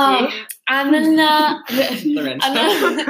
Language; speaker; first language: Arabic; non-native, learner; English